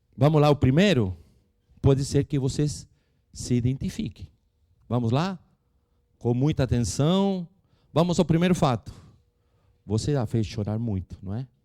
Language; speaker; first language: Portuguese; non-native, fluent; Spanish